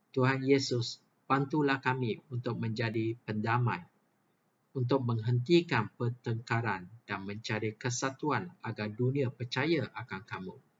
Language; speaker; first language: Malay; non-native, local second language; Chinese